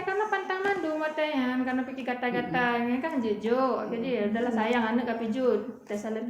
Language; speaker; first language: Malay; non-native, local second language; Achinese